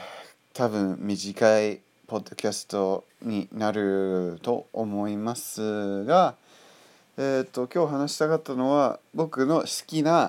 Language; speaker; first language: Japanese; non-native, fluent; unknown